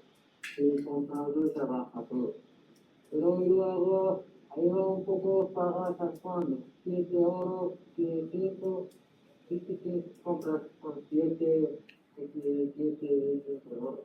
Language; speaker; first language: Spanish; non-native, learner; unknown